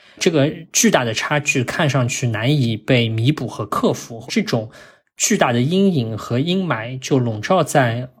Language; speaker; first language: Chinese; native; Chinese